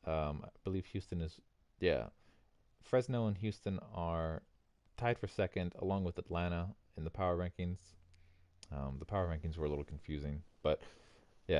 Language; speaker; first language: English; native; English